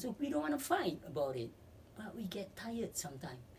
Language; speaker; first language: English; non-native, local second language; Malay